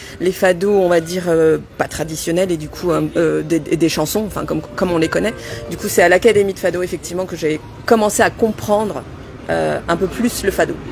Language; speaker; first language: French; native; French